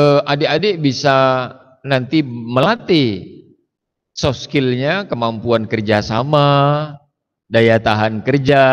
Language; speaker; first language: Indonesian; native; Indonesian